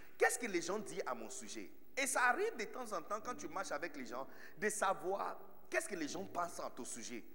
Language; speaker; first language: French; non-native, fluent; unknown